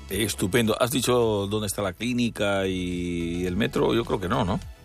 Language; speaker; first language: Spanish; native; Spanish